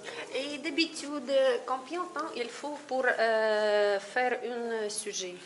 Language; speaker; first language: French; non-native, learner; Russian